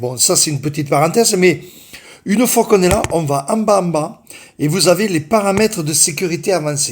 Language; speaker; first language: French; native; French